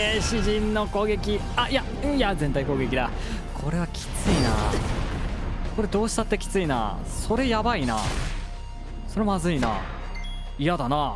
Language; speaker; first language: Japanese; native; Japanese